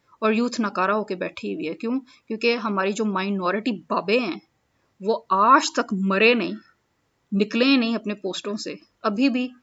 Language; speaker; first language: Urdu; non-native, local second language; Punjabi